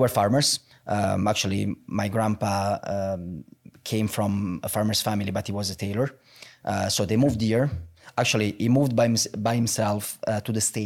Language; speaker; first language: English; non-native, fluent; Italian